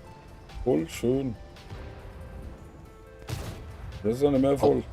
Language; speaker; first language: German; native; German